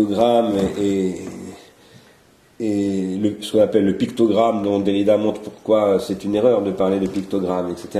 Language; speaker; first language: French; native; French